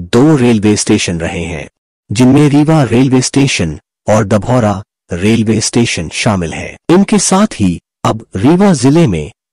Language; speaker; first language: Hindi; native; Hindi